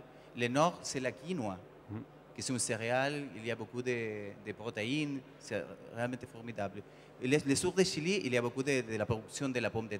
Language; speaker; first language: French; non-native, learner; Spanish